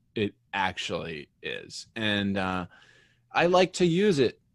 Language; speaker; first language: English; native; English